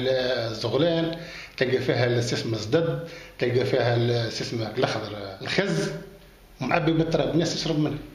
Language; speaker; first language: Arabic; native; Arabic